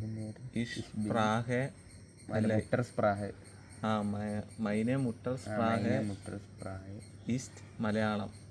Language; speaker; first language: German; non-native, learner; Malayalam